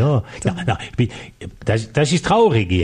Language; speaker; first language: German; non-native, local second language; French